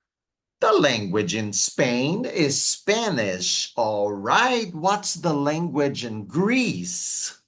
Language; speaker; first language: English; non-native, fluent; Portuguese